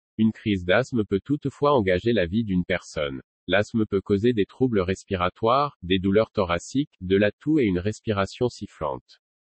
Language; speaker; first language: French; non-native, local second language; Wolof